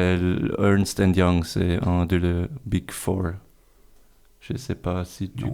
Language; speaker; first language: French; non-native, fluent; German